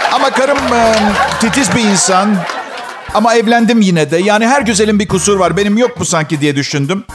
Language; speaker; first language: Turkish; non-native, fluent; Italian